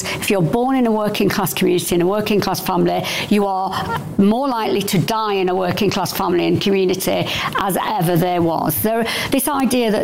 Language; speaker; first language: English; native; English